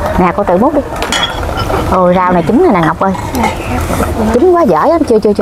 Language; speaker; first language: Vietnamese; native; Vietnamese